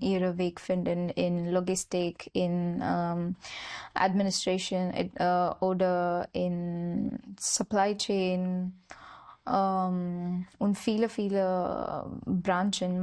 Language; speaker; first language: German; non-native, learner; Marathi